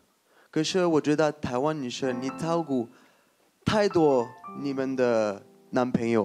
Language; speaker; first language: Chinese; non-native, learner; French